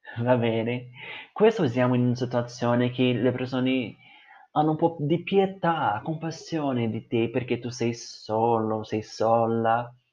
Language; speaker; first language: Italian; non-native, fluent; Portuguese